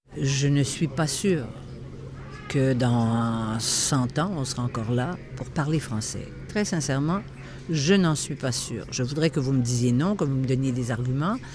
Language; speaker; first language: French; native; French